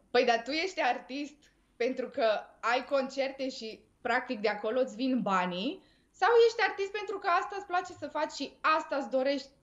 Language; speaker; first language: Romanian; native; Romanian